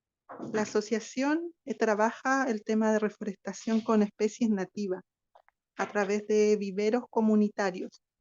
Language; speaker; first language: Spanish; non-native, local second language; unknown